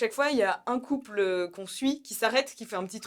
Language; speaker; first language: French; native; French